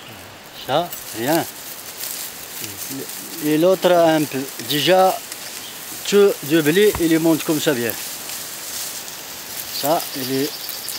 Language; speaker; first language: French; non-native, learner; Berber languages